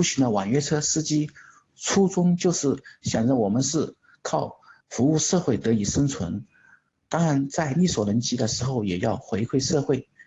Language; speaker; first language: Chinese; native; Chinese